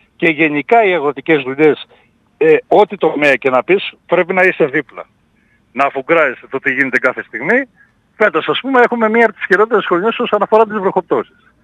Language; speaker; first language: Greek; native; Greek